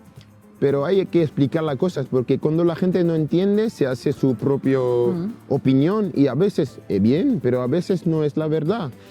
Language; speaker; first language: Spanish; non-native, fluent; French